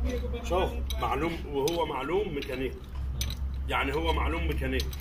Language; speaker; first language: Arabic; non-native, learner; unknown